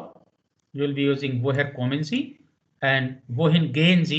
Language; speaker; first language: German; non-native, fluent; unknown